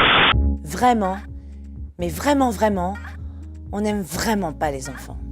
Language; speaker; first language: French; native; French